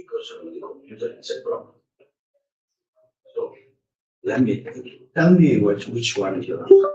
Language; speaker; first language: English; non-native, learner; Italian